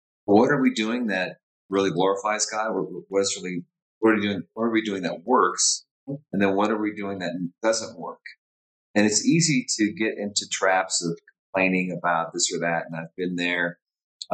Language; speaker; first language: English; native; English